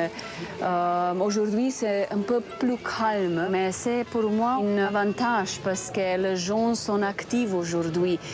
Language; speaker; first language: French; non-native, fluent; Slovenian